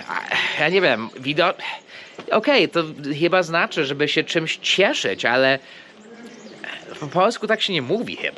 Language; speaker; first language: Polish; early bilingual, heritage; Polish